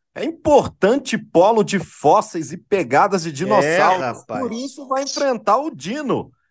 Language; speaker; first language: Portuguese; native; Portuguese